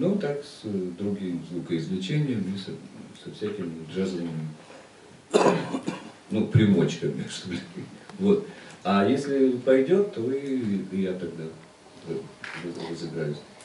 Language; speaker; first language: Russian; native; Russian